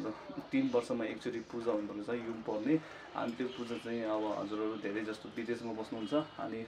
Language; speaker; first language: Nepali; non-native, local second language; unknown